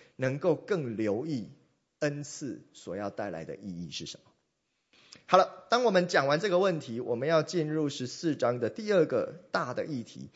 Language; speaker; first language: Chinese; non-native, local second language; Min Nan Chinese